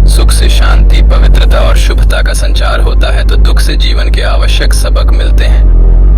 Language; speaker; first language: Hindi; native; Hindi